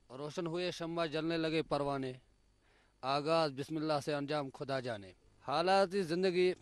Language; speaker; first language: Hindi; non-native, local second language; Kashmiri